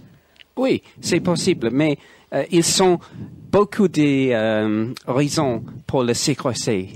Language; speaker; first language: French; non-native, learner; English